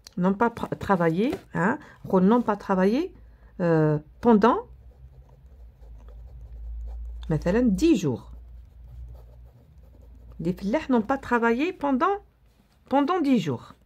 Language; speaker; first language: French; non-native, local second language; Arabic